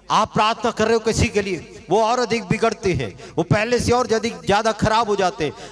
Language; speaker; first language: Hindi; non-native, local second language; Marathi